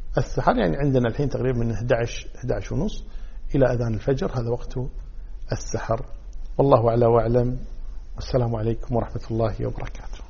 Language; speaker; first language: Arabic; native; Arabic